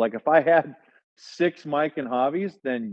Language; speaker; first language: English; native; English